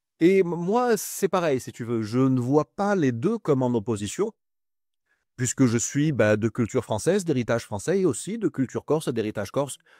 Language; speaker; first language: French; native; French